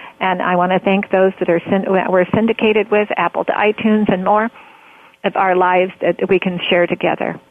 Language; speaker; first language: English; native; English